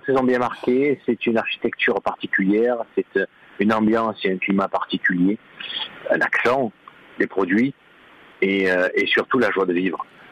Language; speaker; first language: French; native; French